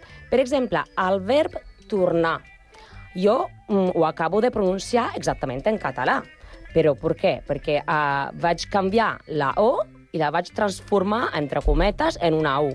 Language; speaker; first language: Catalan; non-native, learner; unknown